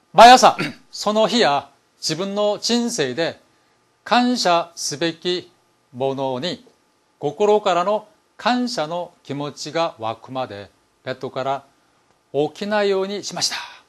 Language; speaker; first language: Japanese; non-native, fluent; Korean